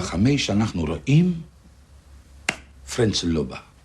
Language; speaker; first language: Hebrew; non-native, fluent; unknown